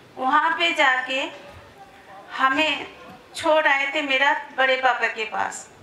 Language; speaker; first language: Hindi; non-native, local second language; Bangla